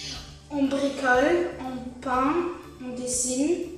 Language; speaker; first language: French; non-native, local second language; Luxembourgish